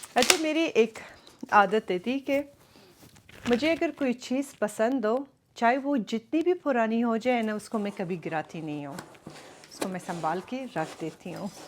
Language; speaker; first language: Urdu; early bilingual, other home language; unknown